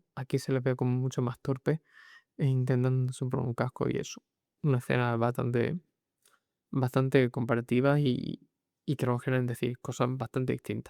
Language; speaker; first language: Spanish; native; Spanish